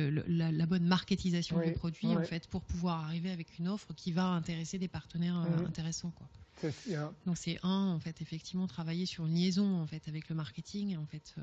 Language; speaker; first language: French; native; French